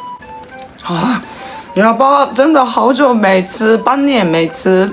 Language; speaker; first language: Chinese; non-native, learner; Japanese